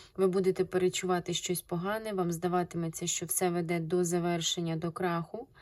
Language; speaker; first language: Ukrainian; non-native, local second language; Russian